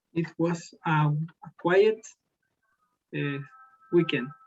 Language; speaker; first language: English; non-native, learner; Spanish